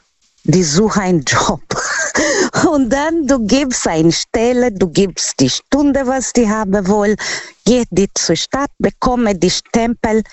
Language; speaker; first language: German; non-native, fluent; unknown